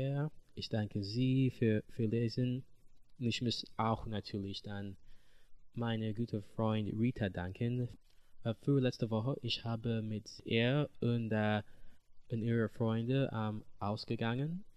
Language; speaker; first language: German; non-native, learner; English